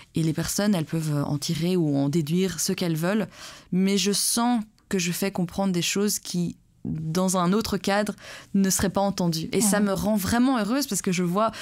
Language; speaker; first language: French; early bilingual, other home language; Persian